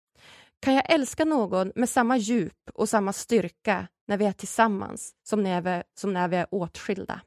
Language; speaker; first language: Swedish; native; Swedish